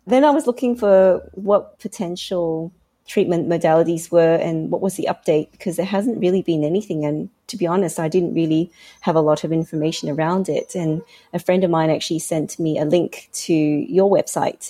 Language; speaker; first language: English; non-native, local second language; Cantonese